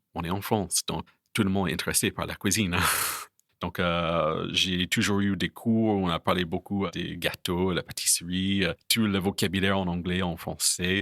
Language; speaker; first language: French; non-native, fluent; English